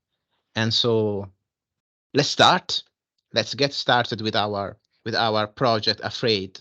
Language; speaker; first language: English; non-native, fluent; Italian